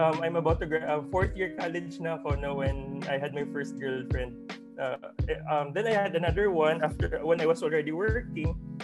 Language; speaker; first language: English; non-native, local second language; Hiligaynon